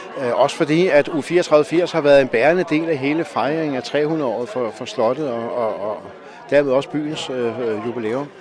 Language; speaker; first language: Danish; native; Danish